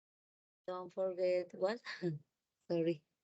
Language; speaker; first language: English; non-native, learner; Spanish